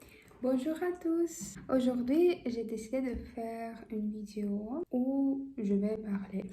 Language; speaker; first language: French; non-native, fluent; Russian